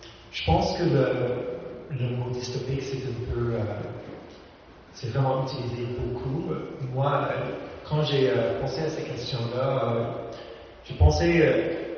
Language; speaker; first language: French; non-native, fluent; English